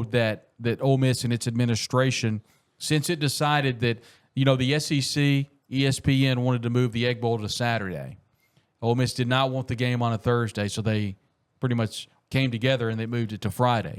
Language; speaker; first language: English; native; English